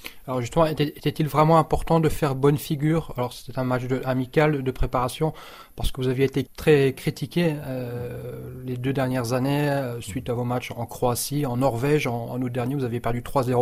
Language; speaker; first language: French; native; French